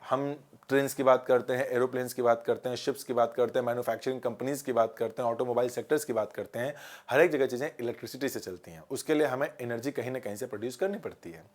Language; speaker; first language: Hindi; native; Hindi